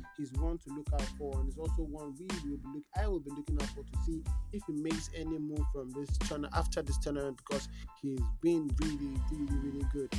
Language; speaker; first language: English; non-native, local second language; Yoruba